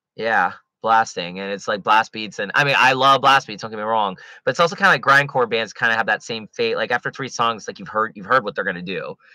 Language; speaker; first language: English; native; English